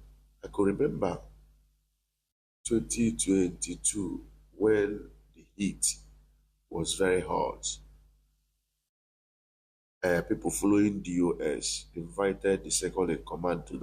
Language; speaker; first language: English; non-native, local second language; Igbo